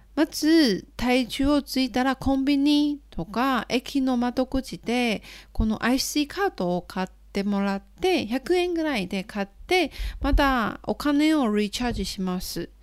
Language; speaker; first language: Japanese; non-native, fluent; Chinese